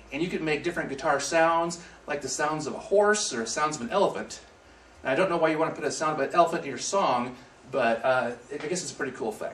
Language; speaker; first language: English; native; English